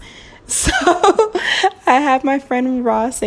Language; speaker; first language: English; native; English